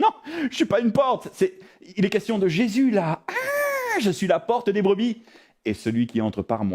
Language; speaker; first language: French; native; French